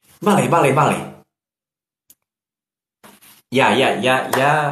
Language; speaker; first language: Spanish; non-native, learner; Portuguese